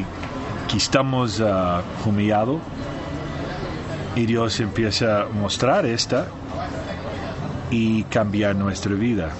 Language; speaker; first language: Spanish; non-native, fluent; Portuguese